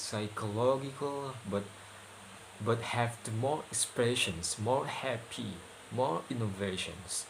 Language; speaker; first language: English; non-native, learner; Indonesian